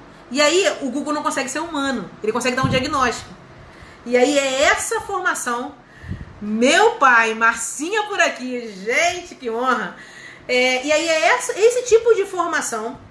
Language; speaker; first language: Portuguese; native; Portuguese